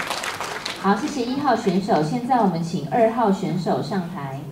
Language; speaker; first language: Chinese; native; Chinese